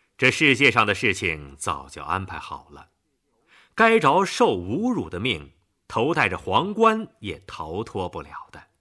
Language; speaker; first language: Chinese; native; Chinese